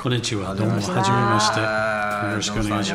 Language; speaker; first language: Japanese; non-native, learner; English